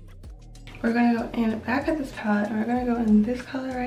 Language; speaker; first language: English; native; English